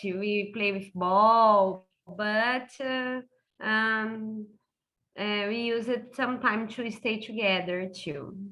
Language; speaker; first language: English; non-native, fluent; Portuguese